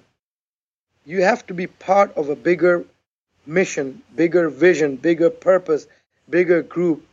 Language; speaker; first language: English; non-native, local second language; Urdu